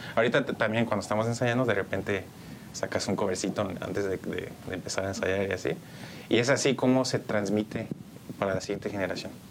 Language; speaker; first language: Spanish; early bilingual, heritage; Spanish